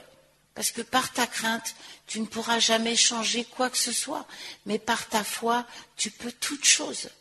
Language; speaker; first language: French; native; French